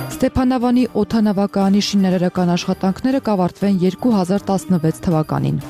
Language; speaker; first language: Armenian; native; Armenian